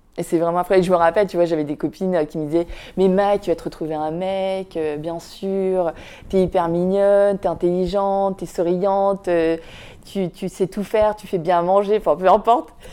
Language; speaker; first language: French; early bilingual, other home language; Vietnamese